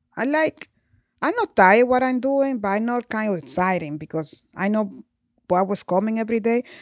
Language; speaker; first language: English; non-native, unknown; Spanish